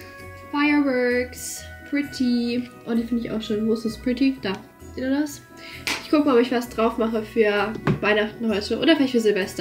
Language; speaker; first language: German; native; German